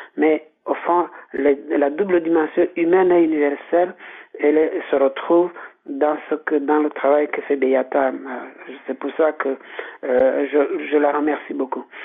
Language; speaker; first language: French; non-native, local second language; Kinyarwanda